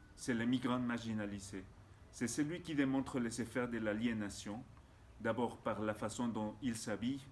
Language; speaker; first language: French; non-native, fluent; Spanish